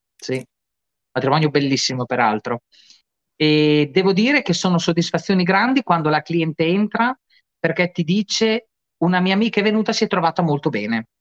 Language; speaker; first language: Italian; native; Italian